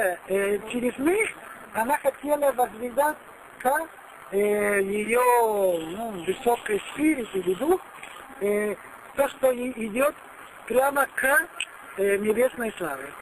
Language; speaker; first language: Russian; non-native, learner; Italian